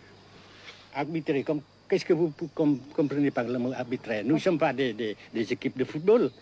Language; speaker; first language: French; non-native, local second language; Vietnamese